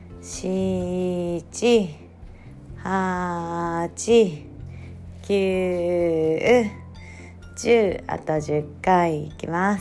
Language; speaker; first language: Japanese; native; Japanese